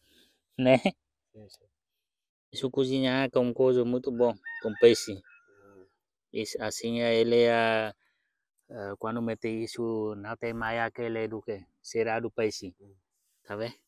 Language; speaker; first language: Portuguese; non-native, learner; Vietnamese